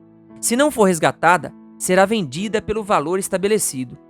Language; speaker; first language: Portuguese; native; Portuguese